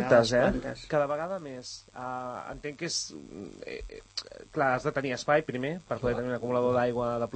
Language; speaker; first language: Catalan; native; Catalan